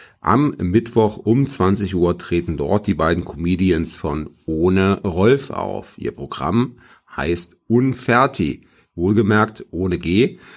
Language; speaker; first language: German; native; German